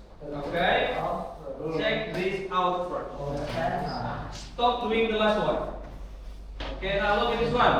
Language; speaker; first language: English; non-native, fluent; Indonesian